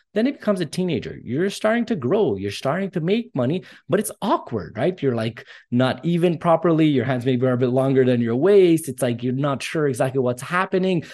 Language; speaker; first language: English; early bilingual, other home language; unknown